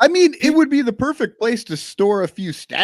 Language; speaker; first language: English; native; English